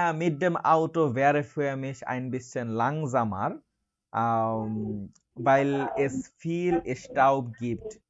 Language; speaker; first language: German; non-native, learner; Bangla